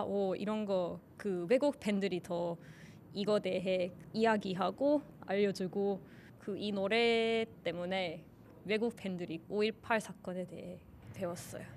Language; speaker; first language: Korean; non-native, learner; Finnish